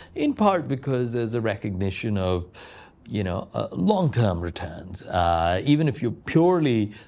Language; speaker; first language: English; non-native, local second language; Malayalam